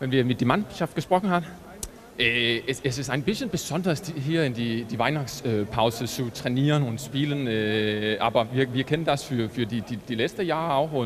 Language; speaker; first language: German; non-native, learner; Danish